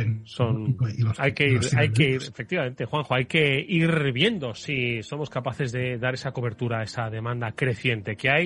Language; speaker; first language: Spanish; native; Spanish